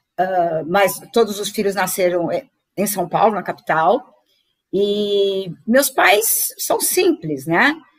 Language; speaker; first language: Portuguese; native; Portuguese